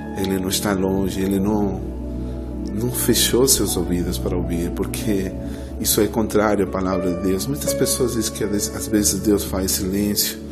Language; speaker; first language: Portuguese; non-native, fluent; Spanish